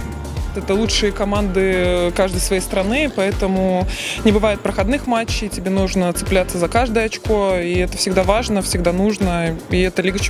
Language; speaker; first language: Russian; native; Russian